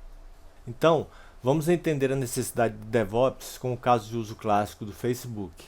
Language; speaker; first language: Portuguese; native; Portuguese